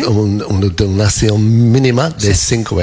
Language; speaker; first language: Spanish; non-native, learner; English